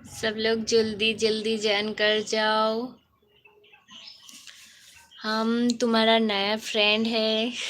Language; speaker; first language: Hindi; non-native, local second language; Bangla